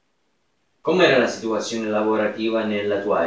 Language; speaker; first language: Italian; early bilingual, heritage; English